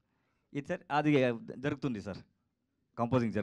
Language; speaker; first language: Telugu; non-native, learner; Kannada